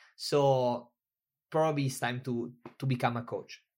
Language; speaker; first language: English; non-native, fluent; Italian